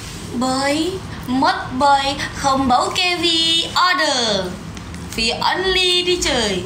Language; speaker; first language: Vietnamese; non-native, learner; Indonesian